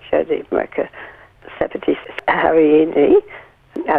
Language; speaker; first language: Indonesian; non-native, learner; English